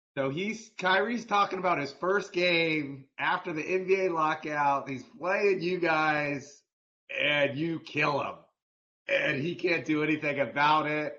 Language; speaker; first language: English; native; English